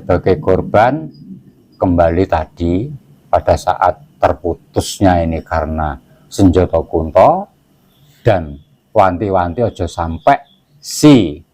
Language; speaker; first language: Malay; non-native, local second language; Javanese